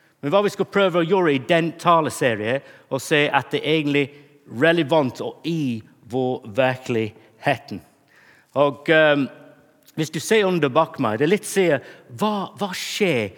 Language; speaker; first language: Norwegian; non-native, fluent; English